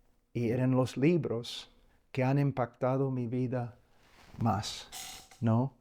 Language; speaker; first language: Spanish; non-native, fluent; English